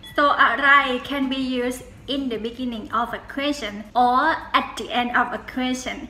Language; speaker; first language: English; non-native, fluent; Thai